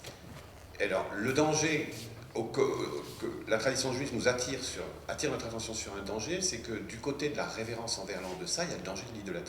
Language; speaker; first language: French; native; French